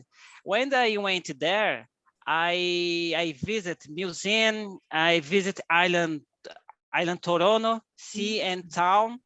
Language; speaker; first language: English; non-native, learner; Portuguese